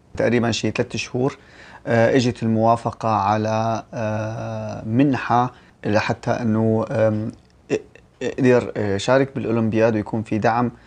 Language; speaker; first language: Arabic; native; Arabic